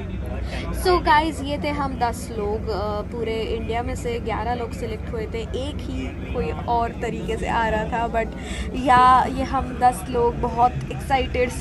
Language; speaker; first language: Hindi; non-native, local second language; Marathi